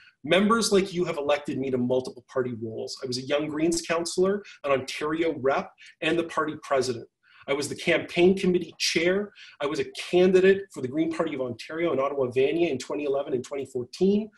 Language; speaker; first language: English; native; English